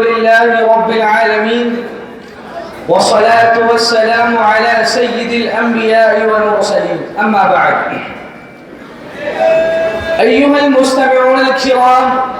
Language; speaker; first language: Arabic; non-native, learner; Urdu